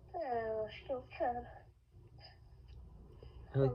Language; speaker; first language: Portuguese; early bilingual, heritage; Portuguese